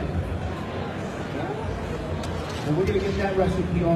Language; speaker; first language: English; native; English